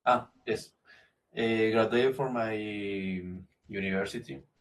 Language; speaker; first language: English; non-native, learner; Spanish